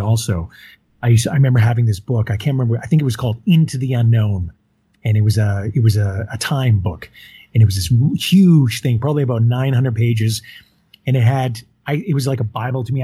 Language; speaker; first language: English; native; English